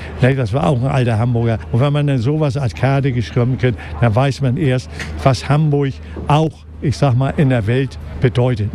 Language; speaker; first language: German; native; German